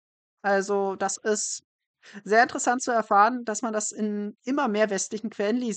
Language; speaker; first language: German; native; German